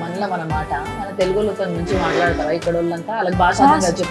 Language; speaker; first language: Telugu; native; Telugu